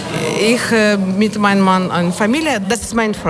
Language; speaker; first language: German; non-native, learner; Ukrainian